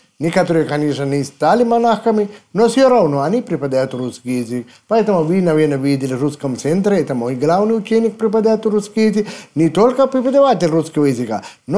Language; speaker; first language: Russian; non-native, fluent; Sinhala